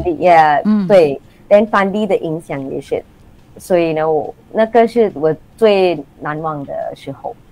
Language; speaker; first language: Chinese; non-native, local second language; English